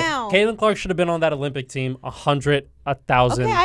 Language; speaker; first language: English; native; English